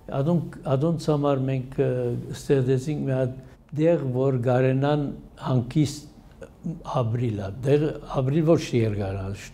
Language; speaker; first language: Armenian; early bilingual, heritage; Armenian